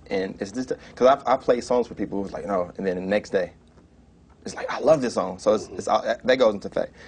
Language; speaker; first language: English; native; English